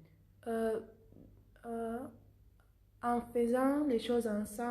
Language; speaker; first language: French; non-native, learner; Italian